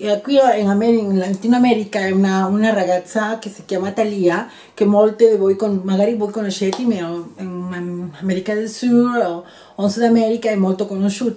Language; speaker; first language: Italian; non-native, learner; Spanish